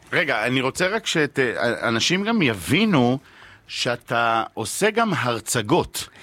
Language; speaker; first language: Hebrew; native; Hebrew